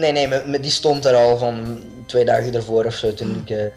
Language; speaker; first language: Dutch; native; Dutch